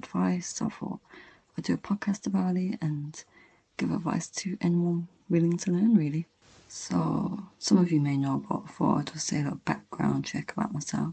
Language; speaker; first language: English; native; English